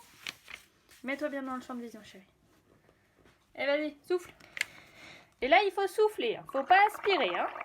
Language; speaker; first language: French; native; French